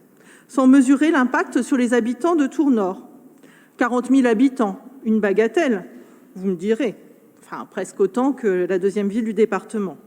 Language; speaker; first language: French; native; French